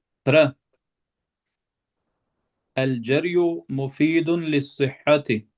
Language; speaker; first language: Arabic; non-native, fluent; Albanian